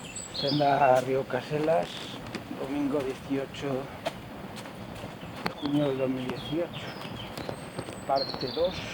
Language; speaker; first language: Spanish; non-native, local second language; Galician